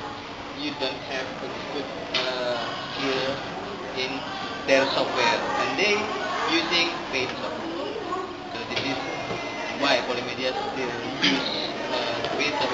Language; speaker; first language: English; non-native, learner; Indonesian